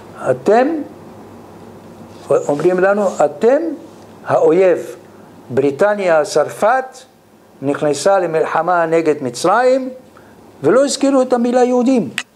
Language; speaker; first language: Hebrew; non-native, fluent; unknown